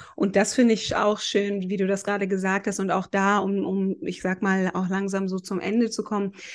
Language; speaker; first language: German; native; German